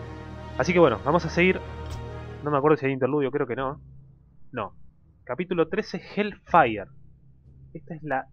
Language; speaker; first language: Spanish; native; Spanish